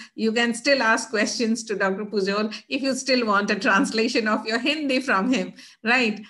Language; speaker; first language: English; non-native, local second language; Odia